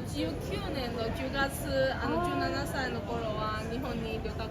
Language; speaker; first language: Japanese; non-native, fluent; Chinese